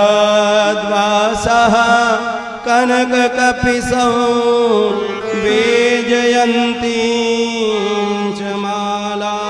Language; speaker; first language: Hindi; native; Hindi